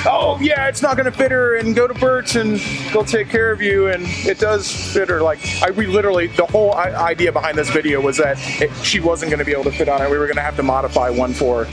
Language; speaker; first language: English; native; English